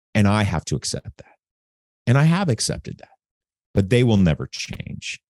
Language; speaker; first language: English; native; English